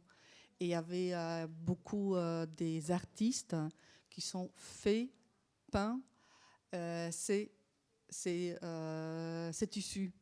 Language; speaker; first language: French; non-native, fluent; Polish